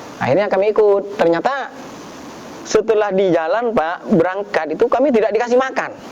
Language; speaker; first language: Indonesian; non-native, local second language; Madurese